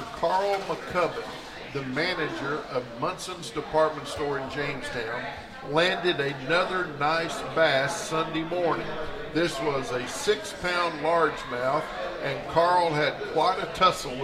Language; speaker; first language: English; native; English